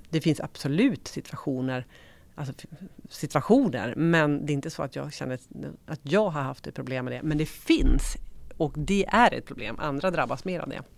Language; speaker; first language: Swedish; native; Swedish